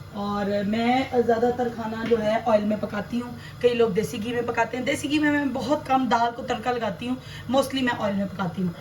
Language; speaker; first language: Urdu; non-native, local second language; Punjabi